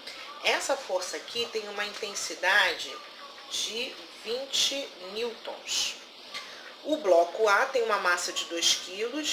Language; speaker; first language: Portuguese; native; Portuguese